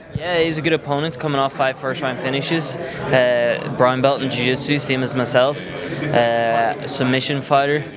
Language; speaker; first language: English; native; English